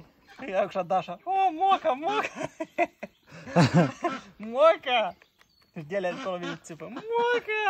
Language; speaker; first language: Romanian; native; Romanian